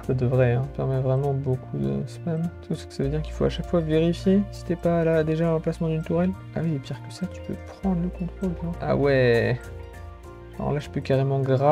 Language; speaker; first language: French; native; French